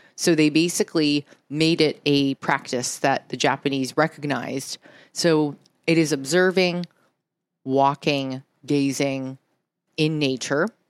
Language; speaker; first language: English; early bilingual, other home language; Japanese